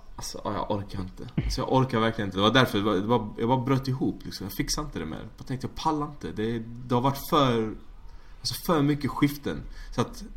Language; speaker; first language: Swedish; early bilingual, other home language; Arabic